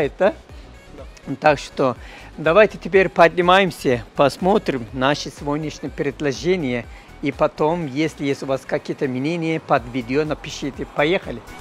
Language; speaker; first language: Russian; non-native, fluent; Turkish